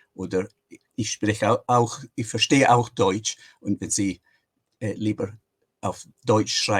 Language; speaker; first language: German; non-native, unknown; English